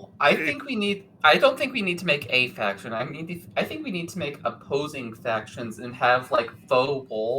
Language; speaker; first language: English; native; English